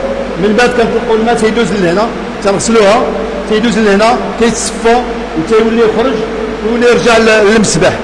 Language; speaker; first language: Arabic; native; Arabic